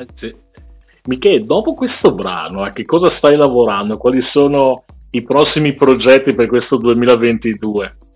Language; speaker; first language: Italian; native; Italian